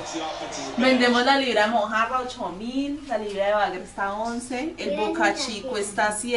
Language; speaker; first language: Spanish; native; Spanish